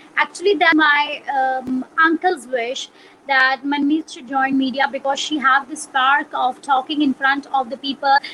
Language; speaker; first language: English; non-native, local second language; Punjabi